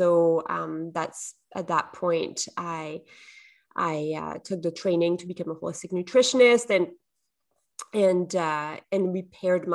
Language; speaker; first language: English; non-native, fluent; French